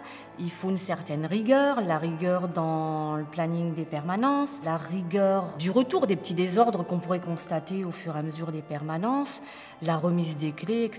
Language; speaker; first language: French; native; French